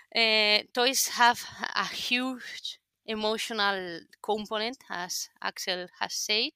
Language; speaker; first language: English; non-native, fluent; Spanish